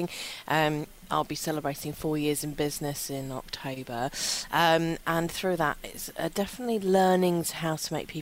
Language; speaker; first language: English; native; English